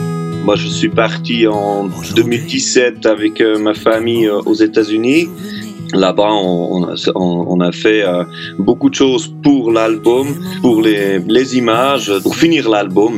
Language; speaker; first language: French; non-native, local second language; German